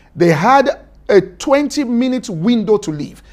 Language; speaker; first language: English; non-native, local second language; Yoruba